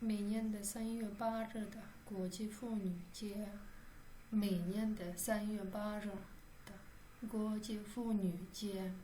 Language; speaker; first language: Chinese; non-native, fluent; Kyrgyz